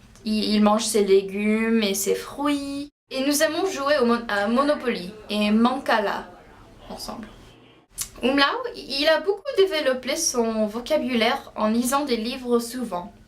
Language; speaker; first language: French; non-native, learner; English